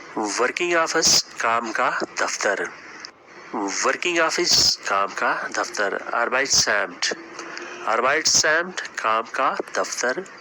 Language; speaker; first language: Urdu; native; Urdu